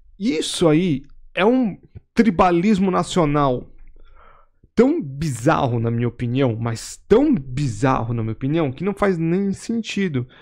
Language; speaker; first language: Portuguese; native; Portuguese